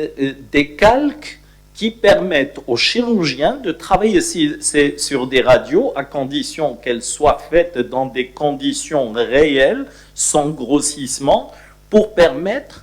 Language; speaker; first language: French; non-native, local second language; Arabic